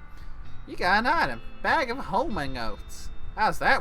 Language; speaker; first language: English; native; English